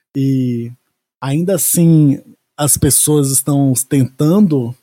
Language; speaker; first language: Portuguese; native; Portuguese